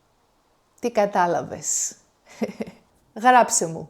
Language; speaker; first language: Greek; native; Greek